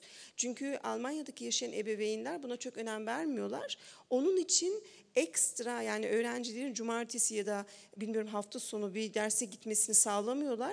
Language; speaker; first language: Turkish; early bilingual, heritage; Turkish